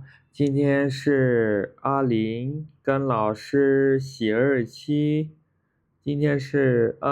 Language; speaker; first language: Chinese; non-native, fluent; Khmer